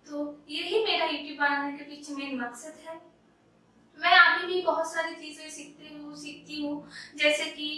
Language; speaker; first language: Hindi; non-native, local second language; Bangla